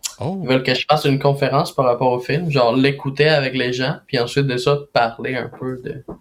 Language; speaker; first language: French; non-native, fluent; Spanish